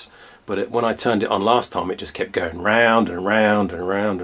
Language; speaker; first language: English; native; English